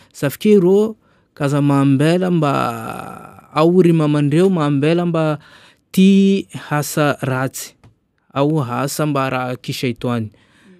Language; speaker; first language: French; non-native, local second language; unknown